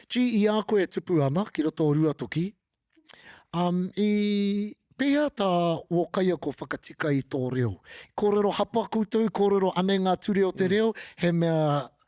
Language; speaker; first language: Māori; non-native, local second language; English